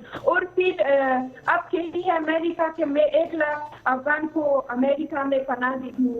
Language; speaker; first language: Hindi; non-native, fluent; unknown